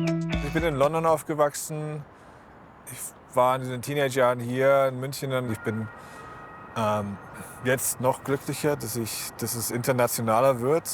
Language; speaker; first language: German; early bilingual, heritage; German